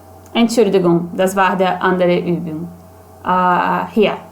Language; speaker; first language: German; non-native, fluent; Portuguese